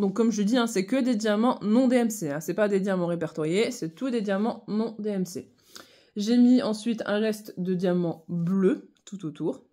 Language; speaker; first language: French; native; French